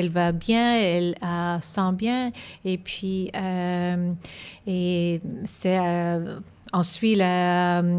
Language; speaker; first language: French; non-native, local second language; English